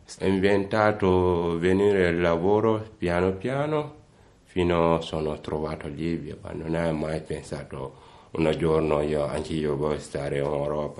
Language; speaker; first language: Italian; non-native, learner; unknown